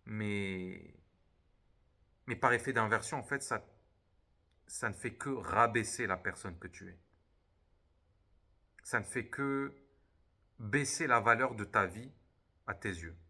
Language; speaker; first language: French; native; French